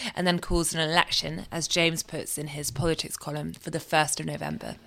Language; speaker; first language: English; native; English